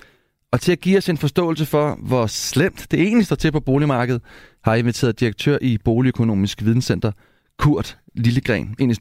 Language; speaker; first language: Danish; native; Danish